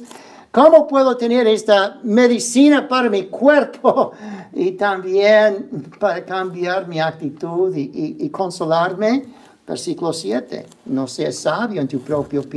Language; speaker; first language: Spanish; non-native, fluent; English